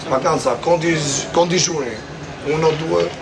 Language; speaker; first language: Italian; non-native, learner; Albanian